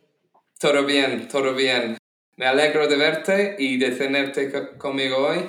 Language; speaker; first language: Spanish; non-native, fluent; English